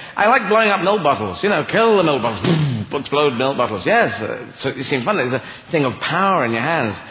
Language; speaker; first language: English; native; English